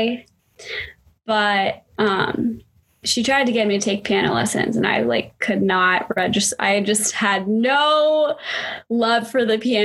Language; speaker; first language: English; native; English